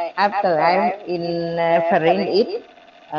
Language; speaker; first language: English; non-native, learner; Vietnamese